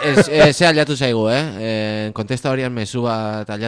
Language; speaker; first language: Basque; native; Basque